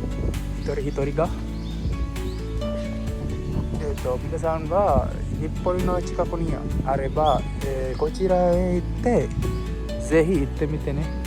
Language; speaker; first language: Japanese; non-native, learner; Sinhala